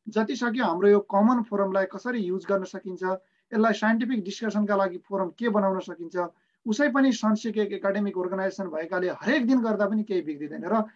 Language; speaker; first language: Nepali; native; Nepali